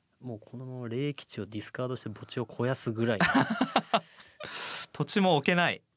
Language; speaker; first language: Japanese; native; Japanese